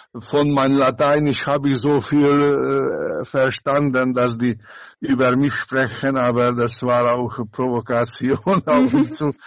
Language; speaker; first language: German; non-native, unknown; Hungarian